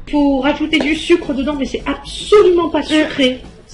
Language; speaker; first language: French; native; French